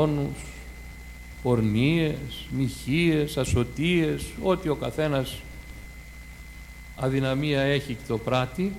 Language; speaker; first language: Greek; native; Greek